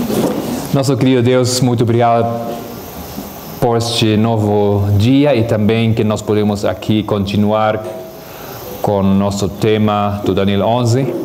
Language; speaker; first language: Portuguese; non-native, fluent; Spanish